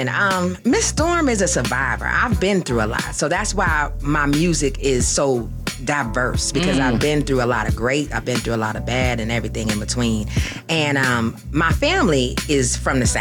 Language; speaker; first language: English; native; English